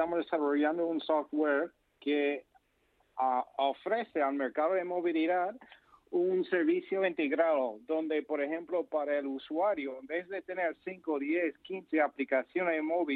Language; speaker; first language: Spanish; non-native, fluent; English